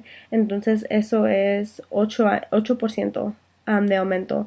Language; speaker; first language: Spanish; early bilingual, heritage; Spanish